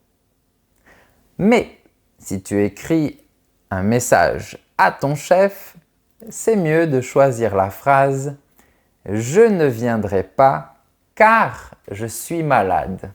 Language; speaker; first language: French; native; French